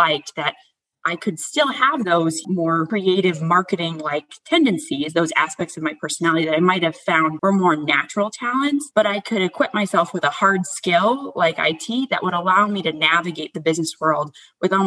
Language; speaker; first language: English; native; English